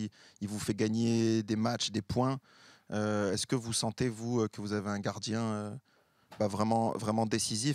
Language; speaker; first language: French; native; French